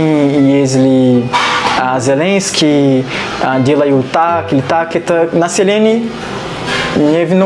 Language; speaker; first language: Russian; non-native, learner; Portuguese